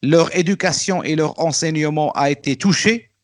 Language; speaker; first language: French; non-native, local second language; Arabic